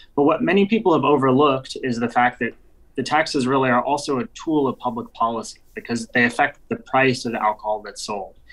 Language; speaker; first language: English; native; English